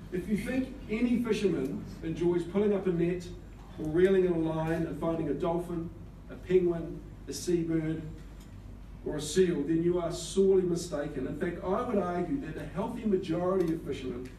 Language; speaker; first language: English; native; English